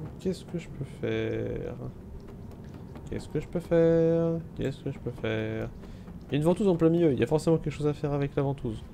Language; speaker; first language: French; native; French